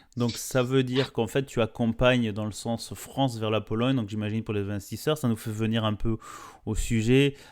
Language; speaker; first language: French; native; French